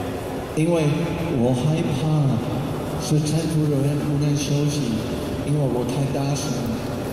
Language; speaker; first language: Chinese; non-native, fluent; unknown